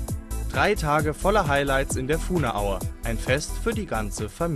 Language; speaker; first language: German; native; German